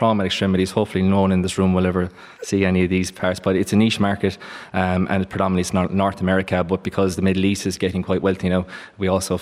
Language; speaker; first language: English; native; English